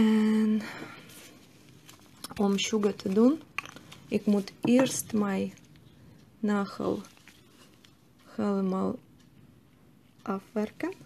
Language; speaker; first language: Dutch; non-native, learner; Russian